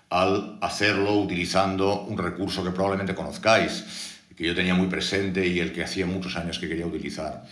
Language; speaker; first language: Spanish; native; Spanish